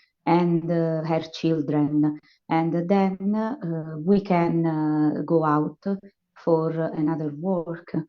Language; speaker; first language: English; non-native, learner; Italian